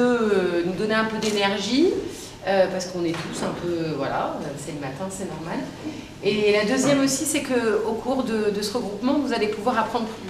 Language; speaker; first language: French; native; French